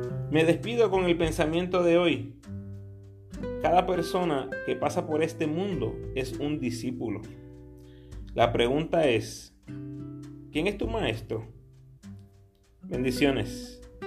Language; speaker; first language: Spanish; native; Spanish